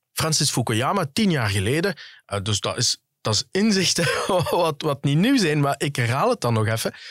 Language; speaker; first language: Dutch; early bilingual, other home language; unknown